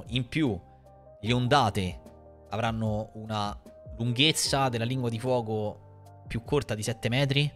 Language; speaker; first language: Italian; native; Italian